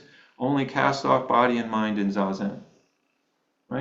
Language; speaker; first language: English; native; English